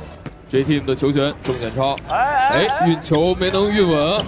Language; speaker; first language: Chinese; native; Chinese